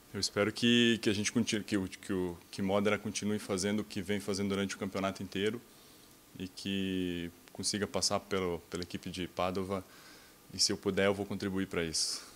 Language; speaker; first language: Portuguese; native; Portuguese